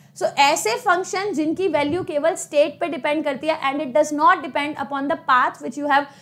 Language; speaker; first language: Hindi; native; Hindi